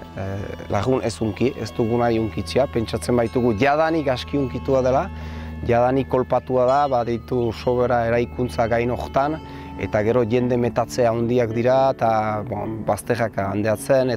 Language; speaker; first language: Basque; native; Basque